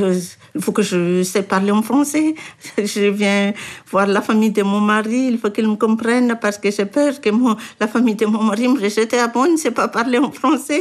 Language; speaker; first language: French; non-native, learner; Malagasy